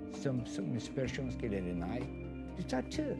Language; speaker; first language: Danish; non-native, fluent; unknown